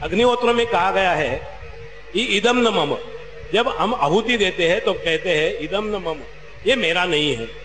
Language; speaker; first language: Hindi; non-native, local second language; Marathi